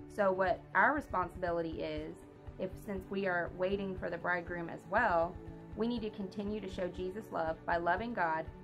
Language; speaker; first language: English; native; English